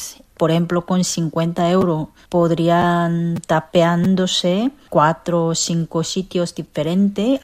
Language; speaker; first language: Spanish; non-native, fluent; Korean